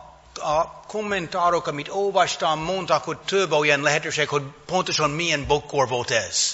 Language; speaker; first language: Hungarian; non-native, fluent; English